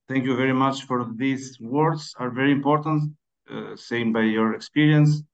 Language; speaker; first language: English; non-native, learner; Albanian